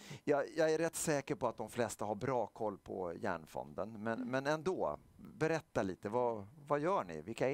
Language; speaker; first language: Swedish; native; Swedish